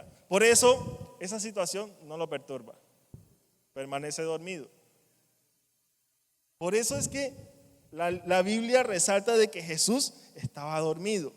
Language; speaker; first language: Spanish; native; Spanish